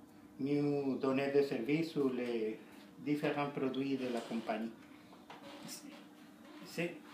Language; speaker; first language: French; non-native, learner; Spanish